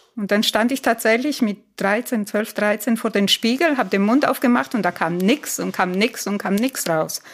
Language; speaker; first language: German; non-native, fluent; Spanish